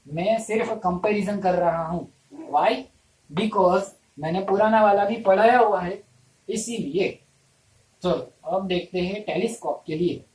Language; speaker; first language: Hindi; non-native, local second language; Gujarati